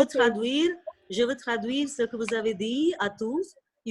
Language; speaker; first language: French; non-native, fluent; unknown